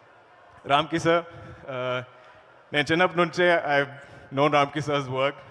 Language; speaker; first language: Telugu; non-native, learner; Malayalam